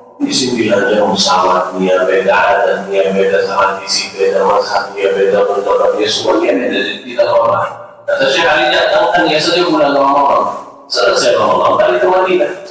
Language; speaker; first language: Indonesian; non-native, fluent; Arabic